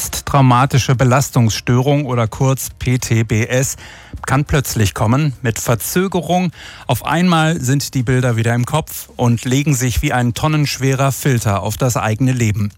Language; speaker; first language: German; native; German